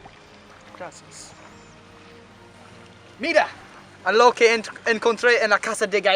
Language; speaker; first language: Spanish; non-native, learner; English